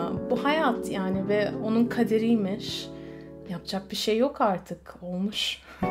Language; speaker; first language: Turkish; early bilingual, heritage; Turkish